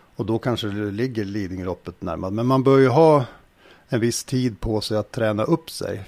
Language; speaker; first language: Swedish; native; Swedish